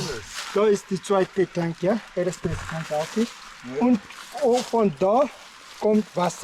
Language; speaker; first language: German; non-native, learner; Nepali